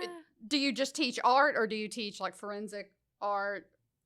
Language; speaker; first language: English; native; English